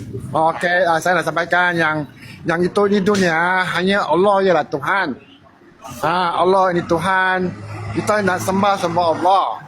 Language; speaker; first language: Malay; non-native, local second language; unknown